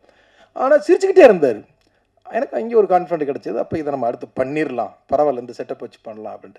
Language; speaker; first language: Tamil; native; Tamil